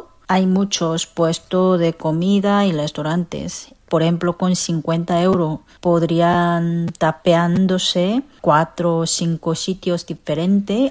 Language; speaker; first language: Spanish; non-native, fluent; Korean